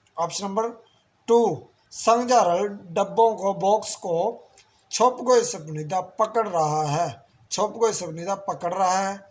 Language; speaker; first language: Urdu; non-native, local second language; Punjabi